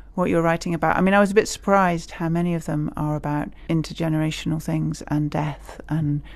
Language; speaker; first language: English; native; English